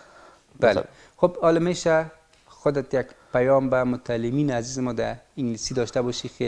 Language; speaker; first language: Persian; native; Persian